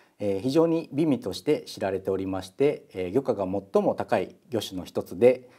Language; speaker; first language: Japanese; native; Japanese